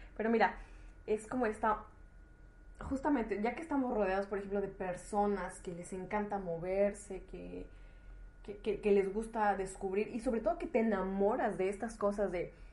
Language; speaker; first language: Spanish; native; Spanish